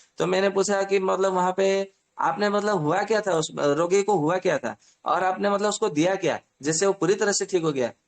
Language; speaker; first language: Hindi; non-native, local second language; Odia